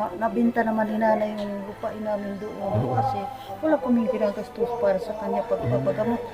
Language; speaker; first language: Filipino; non-native, local second language; Waray